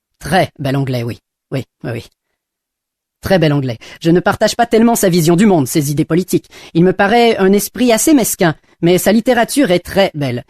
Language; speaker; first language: French; non-native, fluent; English